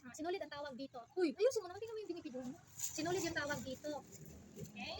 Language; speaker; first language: Filipino; non-native, local second language; Hiligaynon